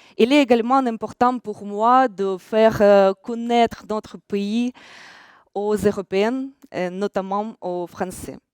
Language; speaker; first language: French; non-native, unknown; Russian